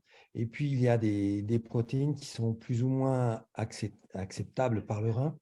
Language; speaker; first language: French; native; French